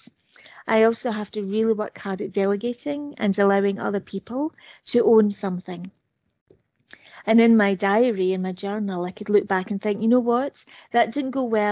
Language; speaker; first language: English; native; English